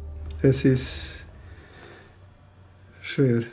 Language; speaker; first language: German; non-native, learner; Croatian